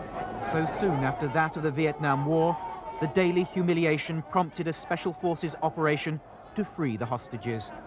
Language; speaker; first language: English; native; English